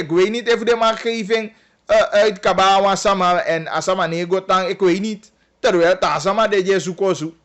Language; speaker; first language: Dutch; non-native, local second language; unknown